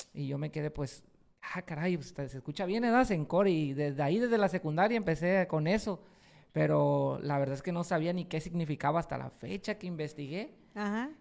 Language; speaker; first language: Spanish; native; Spanish